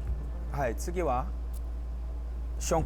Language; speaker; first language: Japanese; non-native, learner; Korean